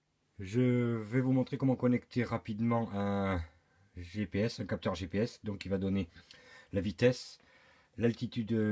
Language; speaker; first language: French; native; French